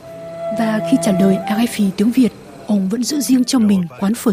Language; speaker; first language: Vietnamese; native; Vietnamese